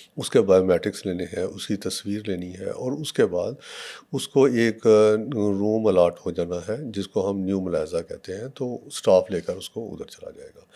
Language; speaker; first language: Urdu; non-native, local second language; Punjabi